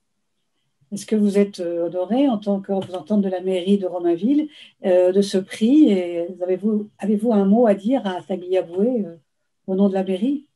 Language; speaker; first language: French; native; French